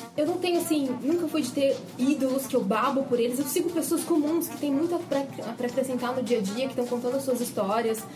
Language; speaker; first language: Portuguese; native; Portuguese